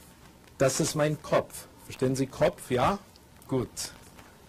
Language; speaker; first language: German; non-native, fluent; English